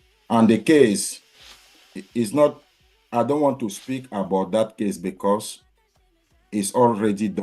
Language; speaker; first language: English; non-native, learner; French